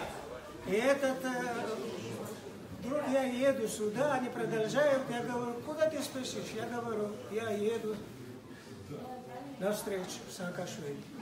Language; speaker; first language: Russian; non-native, fluent; Georgian